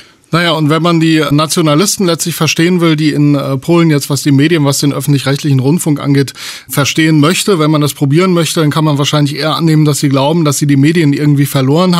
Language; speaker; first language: German; native; German